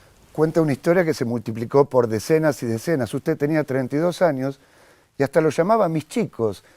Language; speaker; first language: Spanish; native; Spanish